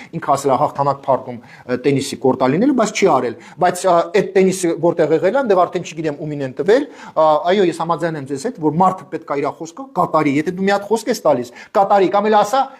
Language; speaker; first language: Armenian; native; Armenian